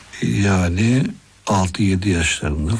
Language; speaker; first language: Turkish; native; Turkish